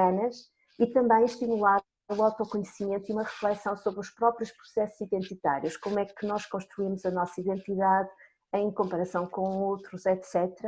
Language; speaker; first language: Portuguese; native; Portuguese